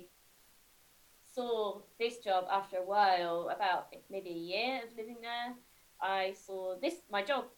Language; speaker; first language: English; native; English